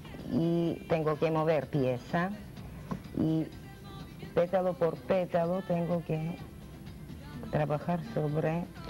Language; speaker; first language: Spanish; non-native, learner; Russian